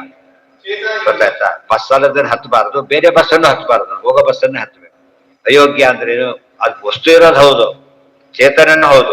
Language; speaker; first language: Kannada; native; Kannada